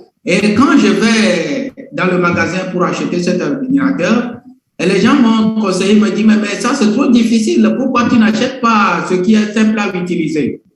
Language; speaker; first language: French; non-native, fluent; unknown